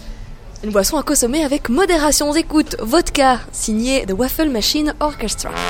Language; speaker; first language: French; native; French